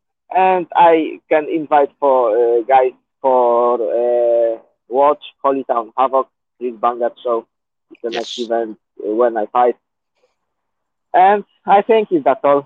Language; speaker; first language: English; non-native, learner; Polish